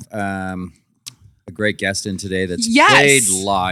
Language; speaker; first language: English; native; English